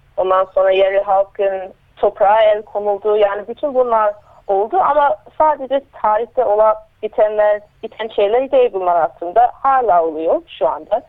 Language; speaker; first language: Turkish; early bilingual, heritage; Turkish